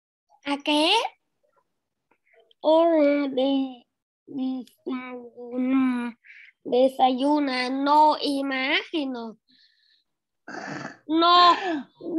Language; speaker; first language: Spanish; non-native, learner; Vietnamese